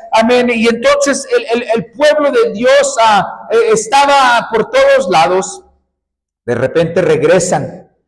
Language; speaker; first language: Spanish; early bilingual, heritage; Spanish